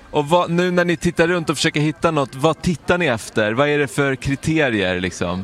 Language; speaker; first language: Swedish; native; Swedish